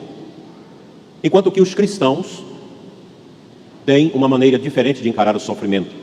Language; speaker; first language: Portuguese; native; Portuguese